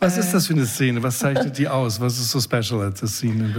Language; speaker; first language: German; native; German